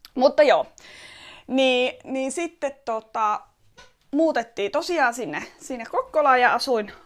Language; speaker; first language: Finnish; early bilingual, other home language; Estonian